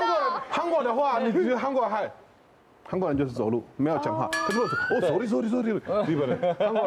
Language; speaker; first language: Chinese; non-native, fluent; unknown